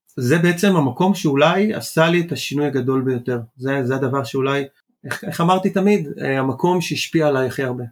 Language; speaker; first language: Hebrew; early bilingual, other home language; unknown